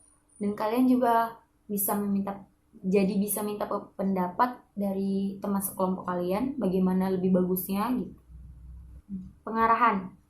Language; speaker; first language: Indonesian; native; Indonesian